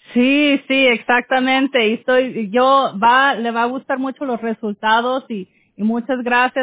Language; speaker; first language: Spanish; early bilingual, heritage; Spanish